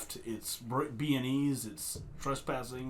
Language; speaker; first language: English; native; English